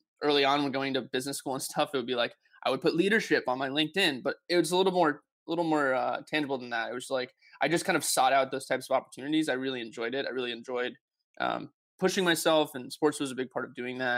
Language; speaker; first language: English; native; English